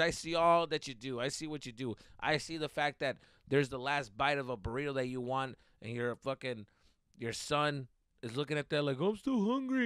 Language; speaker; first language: English; early bilingual, other home language; Spanish